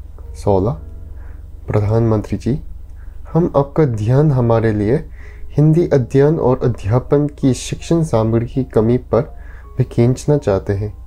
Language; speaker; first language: Hindi; non-native, learner; Korean